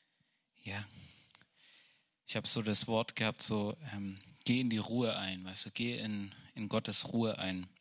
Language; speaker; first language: German; native; German